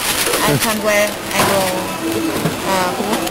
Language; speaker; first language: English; non-native, learner; Vietnamese